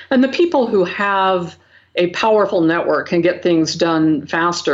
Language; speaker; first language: English; native; English